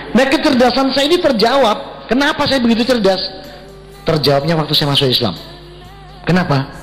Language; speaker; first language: Indonesian; native; Indonesian